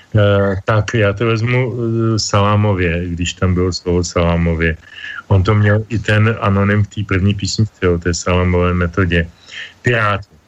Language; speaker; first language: Czech; native; Czech